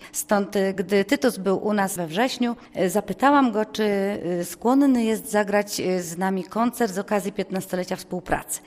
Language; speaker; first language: Polish; native; Polish